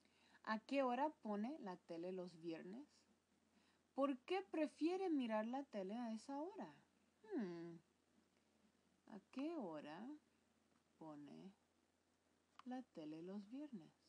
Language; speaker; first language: Spanish; non-native, fluent; English